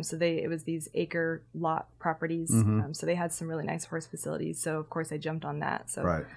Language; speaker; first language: English; native; English